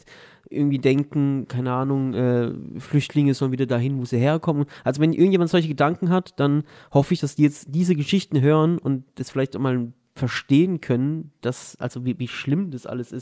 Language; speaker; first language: German; native; German